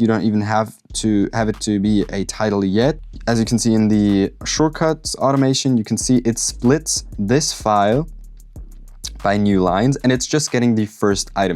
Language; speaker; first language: English; non-native, fluent; German